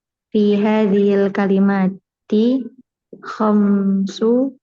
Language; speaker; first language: Arabic; non-native, learner; Indonesian